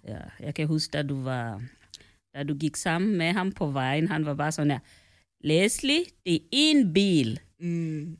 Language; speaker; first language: Danish; non-native, fluent; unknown